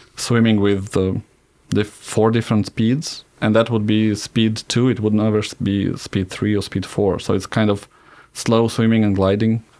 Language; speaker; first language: English; non-native, fluent; Russian